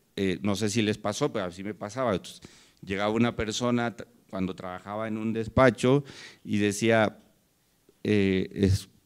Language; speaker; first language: Spanish; native; Spanish